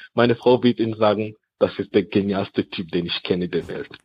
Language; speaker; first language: German; non-native, fluent; French